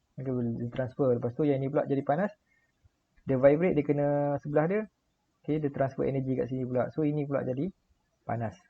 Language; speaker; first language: Malay; native; Malay